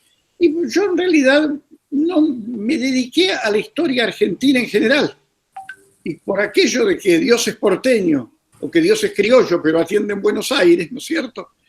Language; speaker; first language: Spanish; native; Spanish